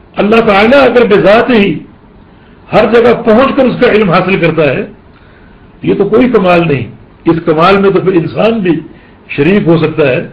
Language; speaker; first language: Urdu; native; Urdu